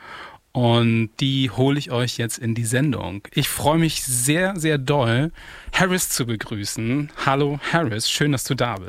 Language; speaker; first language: German; native; German